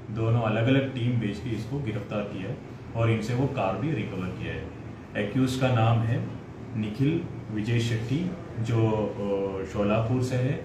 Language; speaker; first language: Hindi; non-native, local second language; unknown